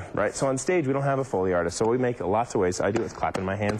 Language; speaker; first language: English; native; English